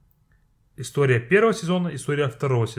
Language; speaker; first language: Russian; non-native, fluent; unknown